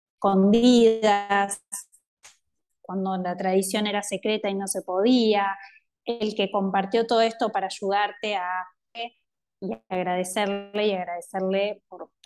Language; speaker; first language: Spanish; native; Spanish